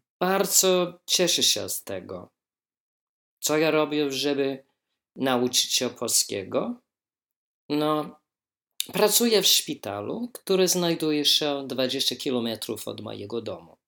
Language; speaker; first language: Polish; non-native, learner; English